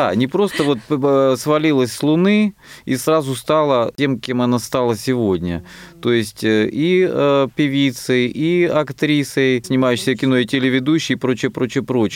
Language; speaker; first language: Russian; native; Russian